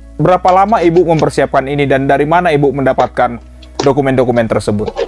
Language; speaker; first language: Indonesian; native; Indonesian